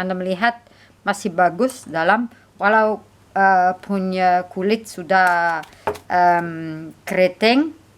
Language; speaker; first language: Indonesian; non-native, fluent; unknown